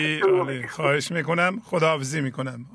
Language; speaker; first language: Persian; native; Persian